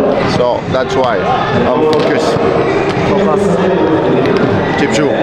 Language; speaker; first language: English; non-native, fluent; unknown